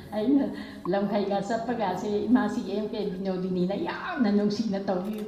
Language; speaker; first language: Manipuri; non-native, local second language; Rongmei Naga